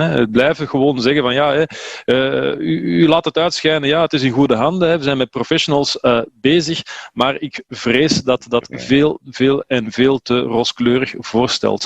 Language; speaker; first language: Dutch; native; Dutch